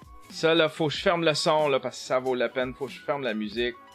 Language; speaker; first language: French; native; French